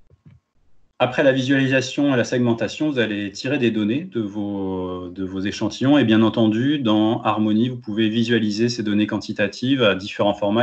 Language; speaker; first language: French; native; French